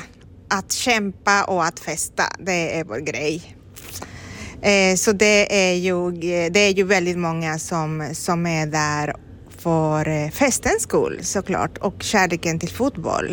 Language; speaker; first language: Swedish; non-native, fluent; Spanish